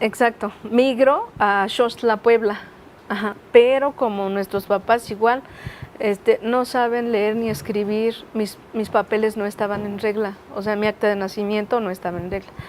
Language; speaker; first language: Spanish; non-native, local second language; Nahuatl languages